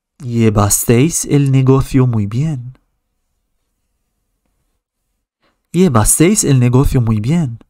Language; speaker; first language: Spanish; non-native, fluent; Arabic